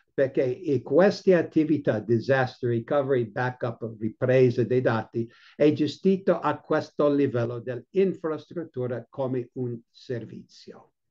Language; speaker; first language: Italian; non-native, fluent; English